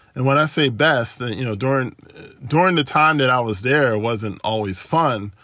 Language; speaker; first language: English; native; English